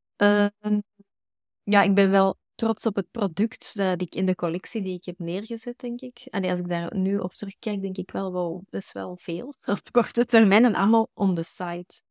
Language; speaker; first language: Dutch; native; Dutch